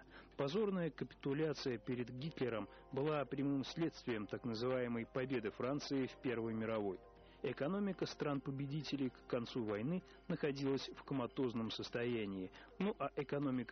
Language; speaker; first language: Russian; native; Russian